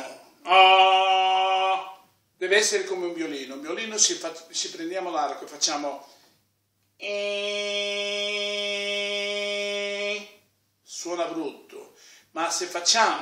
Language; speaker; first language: Italian; non-native, fluent; Spanish